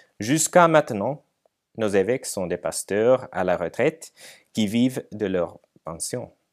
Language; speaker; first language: French; non-native, fluent; Finnish